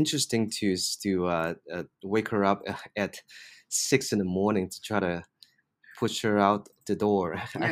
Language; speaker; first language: English; non-native, local second language; Cantonese